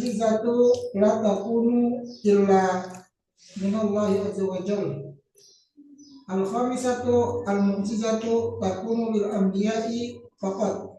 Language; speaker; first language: Arabic; non-native, learner; Indonesian